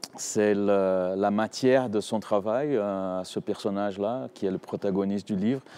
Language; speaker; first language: French; non-native, fluent; Portuguese